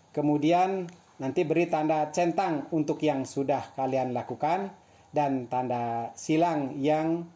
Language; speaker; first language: Indonesian; native; Indonesian